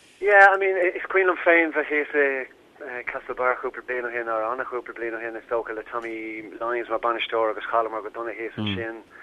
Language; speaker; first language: Irish; native; Irish